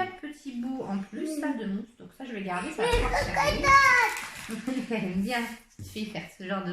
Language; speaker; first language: French; native; French